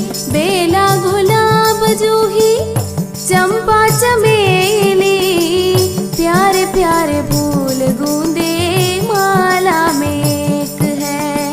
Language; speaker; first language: Hindi; non-native, local second language; Malayalam